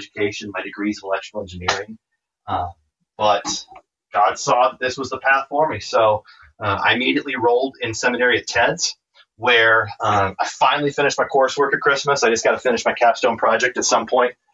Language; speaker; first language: English; native; English